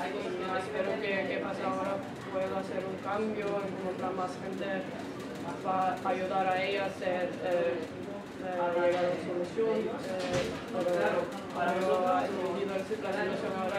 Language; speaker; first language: Spanish; non-native, learner; Norwegian